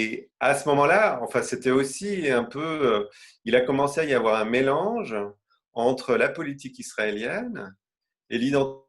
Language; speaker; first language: French; native; French